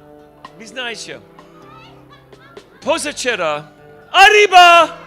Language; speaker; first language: Russian; non-native, learner; English